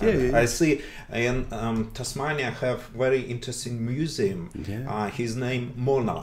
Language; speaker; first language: English; non-native, learner; Russian